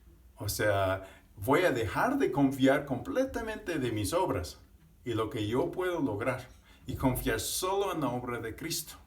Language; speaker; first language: Spanish; non-native, fluent; English